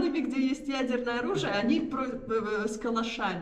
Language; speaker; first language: Russian; native; Russian